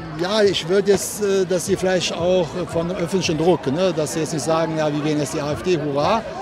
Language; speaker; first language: German; early bilingual, other home language; Turkish